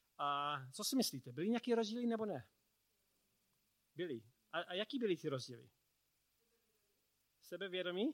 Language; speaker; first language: Czech; non-native, learner; English